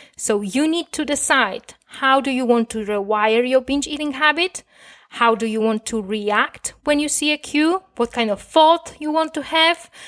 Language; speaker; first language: English; non-native, fluent; Polish